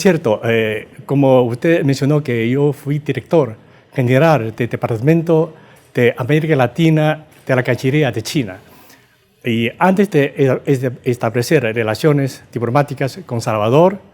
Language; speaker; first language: Spanish; non-native, fluent; Chinese